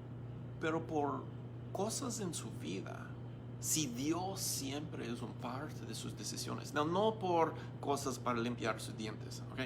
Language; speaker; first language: Spanish; non-native, learner; English